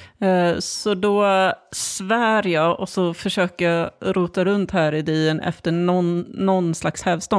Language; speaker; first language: Swedish; native; Swedish